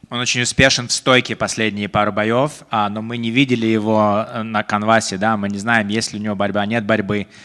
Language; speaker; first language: Russian; native; Russian